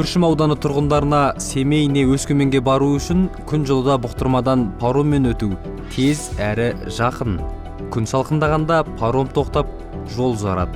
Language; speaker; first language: Kazakh; native; Kazakh